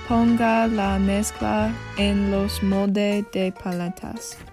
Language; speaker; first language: Spanish; non-native, learner; English